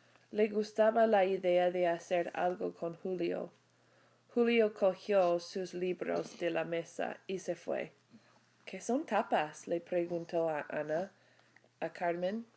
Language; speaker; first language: Spanish; non-native, fluent; English